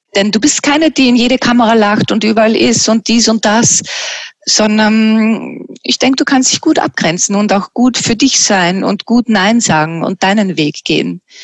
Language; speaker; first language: German; native; German